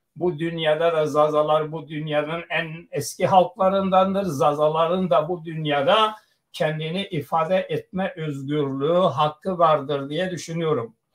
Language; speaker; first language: Turkish; non-native, local second language; Zaza